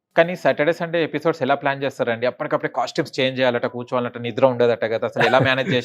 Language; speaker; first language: Telugu; native; Telugu